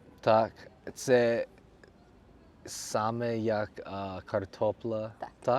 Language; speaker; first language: Ukrainian; non-native, learner; English